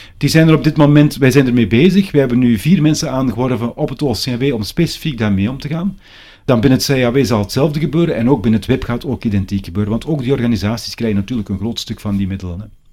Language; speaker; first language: Dutch; native; Dutch